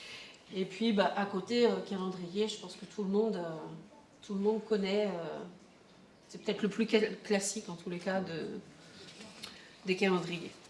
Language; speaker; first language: French; native; French